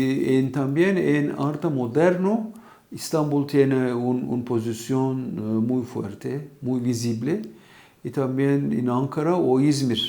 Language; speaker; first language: Spanish; non-native, fluent; Turkish